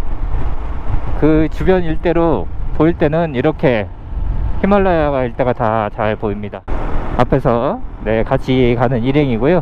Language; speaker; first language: Korean; native; Korean